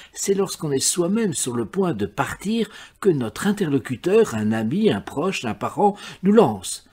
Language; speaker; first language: French; native; French